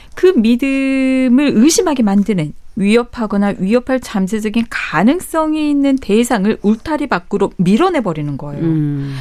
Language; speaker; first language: Korean; native; Korean